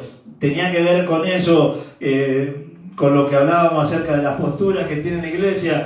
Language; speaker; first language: Spanish; native; Spanish